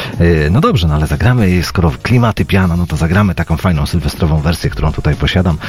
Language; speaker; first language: Polish; native; Polish